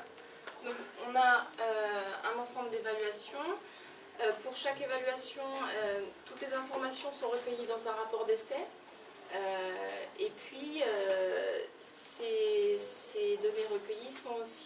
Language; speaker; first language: French; native; French